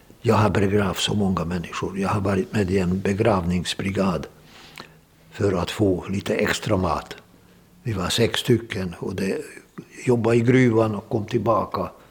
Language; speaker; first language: Swedish; non-native, fluent; Hungarian